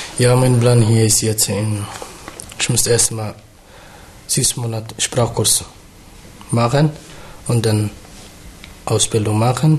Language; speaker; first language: German; non-native, learner; Somali